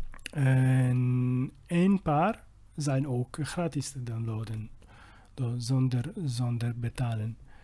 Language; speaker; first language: Dutch; non-native, learner; Italian